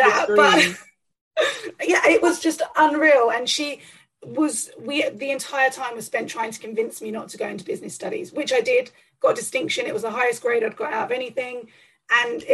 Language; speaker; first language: English; native; English